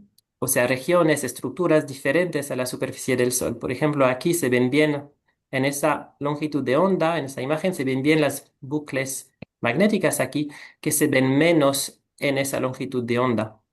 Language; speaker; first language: Spanish; non-native, fluent; French